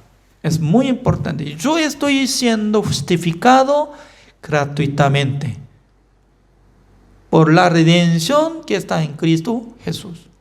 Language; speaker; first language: Spanish; non-native, learner; Korean